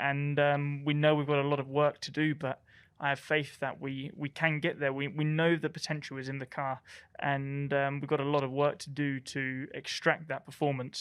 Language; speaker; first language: English; native; English